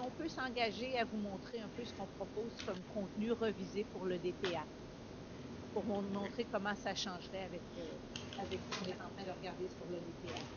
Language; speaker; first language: French; native; French